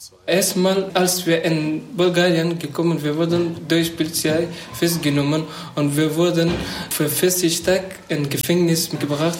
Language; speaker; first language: German; non-native, learner; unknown